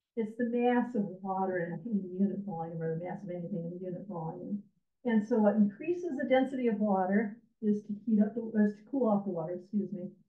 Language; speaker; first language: English; native; English